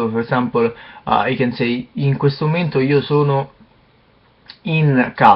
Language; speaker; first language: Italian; non-native, fluent; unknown